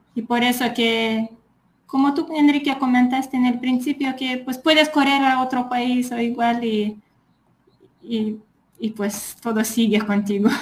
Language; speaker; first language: Spanish; non-native, fluent; Lithuanian